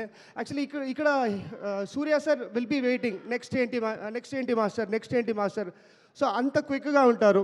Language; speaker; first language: Telugu; non-native, learner; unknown